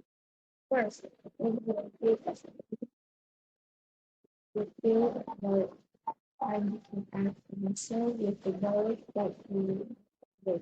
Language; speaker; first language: English; non-native, learner; Vietnamese